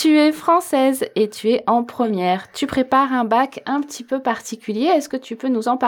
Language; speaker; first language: French; native; French